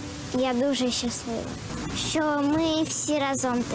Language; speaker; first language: Ukrainian; non-native, local second language; Russian